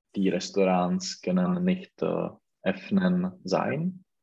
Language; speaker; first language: German; non-native, learner; Czech